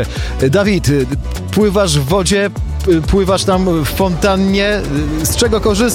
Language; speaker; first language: Polish; native; Polish